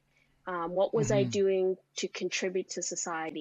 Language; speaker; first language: English; native; English